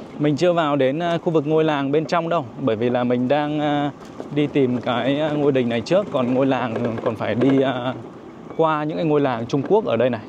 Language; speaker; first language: Vietnamese; native; Vietnamese